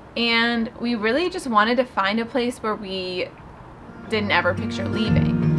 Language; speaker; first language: English; native; English